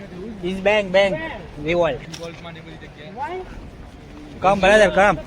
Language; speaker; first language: English; non-native, learner; Gujarati